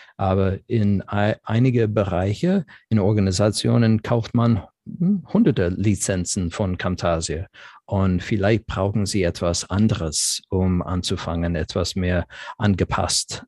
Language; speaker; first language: German; non-native, fluent; English